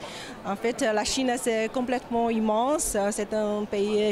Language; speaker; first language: French; non-native, learner; Chinese